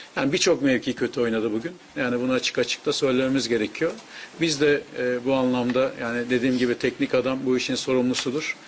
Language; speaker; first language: Turkish; native; Turkish